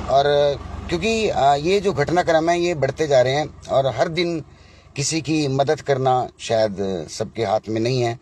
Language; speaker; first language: Hindi; native; Hindi